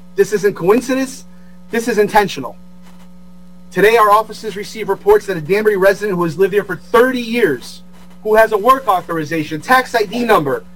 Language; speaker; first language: English; early bilingual, other home language; Portuguese